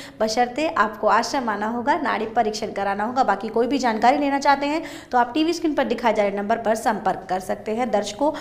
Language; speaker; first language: Hindi; native; Hindi